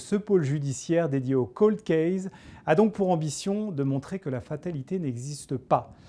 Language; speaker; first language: French; native; French